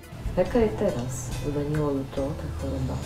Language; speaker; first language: Slovak; native; Slovak